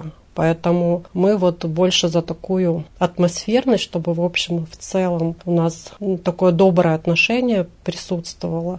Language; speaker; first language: Russian; native; Russian